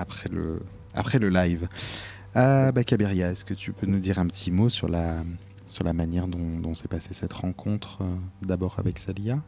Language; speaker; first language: French; native; French